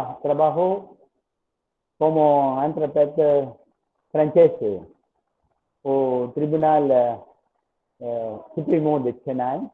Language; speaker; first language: Spanish; non-native, learner; Tamil